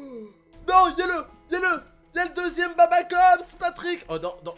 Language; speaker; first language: French; native; French